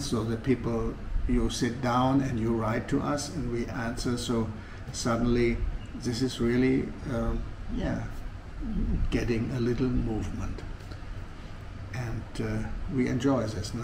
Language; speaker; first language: English; non-native, fluent; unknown